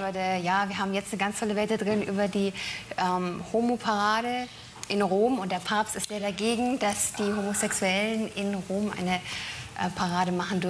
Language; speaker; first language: German; native; German